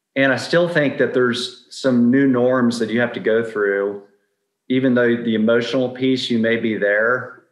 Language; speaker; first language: English; native; English